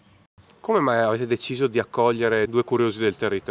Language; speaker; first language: Italian; native; Italian